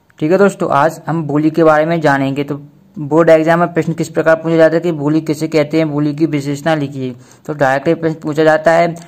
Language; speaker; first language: Hindi; native; Hindi